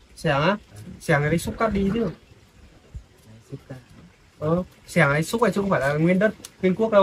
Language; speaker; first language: Vietnamese; native; Vietnamese